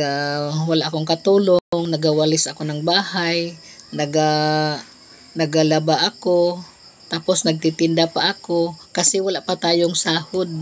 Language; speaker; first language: Filipino; non-native, local second language; Cebuano